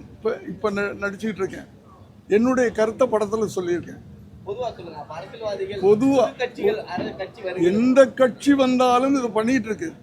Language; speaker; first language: Tamil; native; Tamil